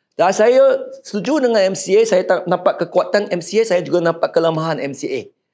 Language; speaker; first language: Malay; non-native, local second language; Chinese